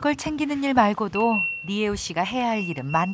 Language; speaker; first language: Korean; native; Korean